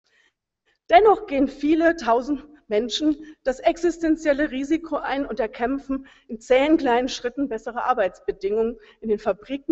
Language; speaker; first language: German; native; German